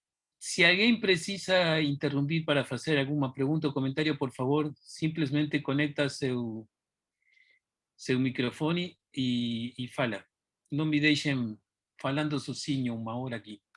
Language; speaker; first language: Portuguese; non-native, fluent; Spanish